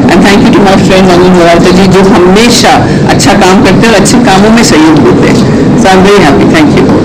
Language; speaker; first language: Hindi; native; Hindi